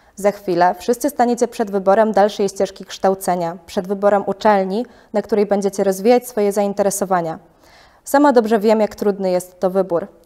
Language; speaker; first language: Polish; native; Polish